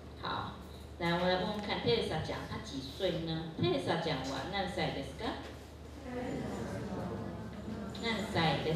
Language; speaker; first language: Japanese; non-native, fluent; Chinese